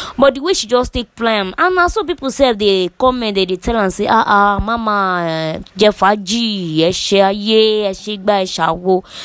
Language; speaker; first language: Nigerian Pidgin; native; Nigerian Pidgin